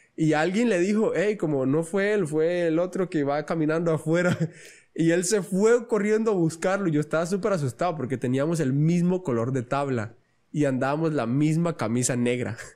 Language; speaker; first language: Spanish; native; Spanish